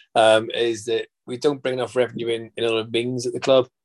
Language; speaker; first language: English; native; English